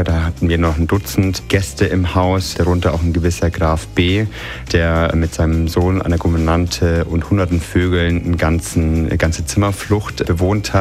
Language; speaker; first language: German; native; German